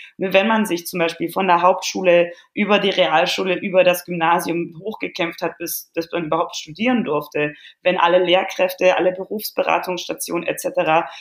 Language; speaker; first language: German; early bilingual, other home language; Polish